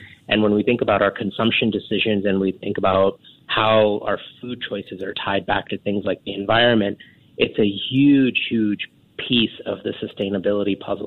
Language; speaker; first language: English; native; English